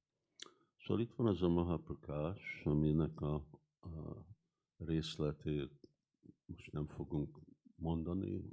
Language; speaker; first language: Hungarian; early bilingual, heritage; Hungarian